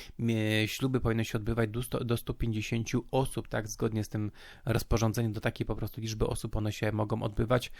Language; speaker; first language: Polish; native; Polish